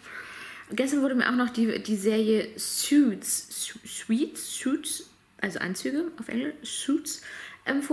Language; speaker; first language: German; native; German